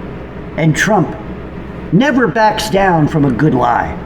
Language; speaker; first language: English; native; English